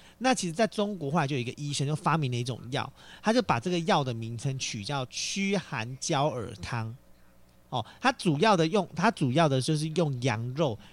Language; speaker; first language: Chinese; native; Chinese